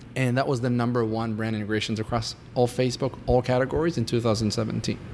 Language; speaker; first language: English; non-native, fluent; Hebrew